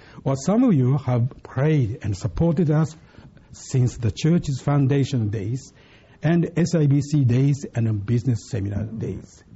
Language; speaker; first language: English; non-native, fluent; Japanese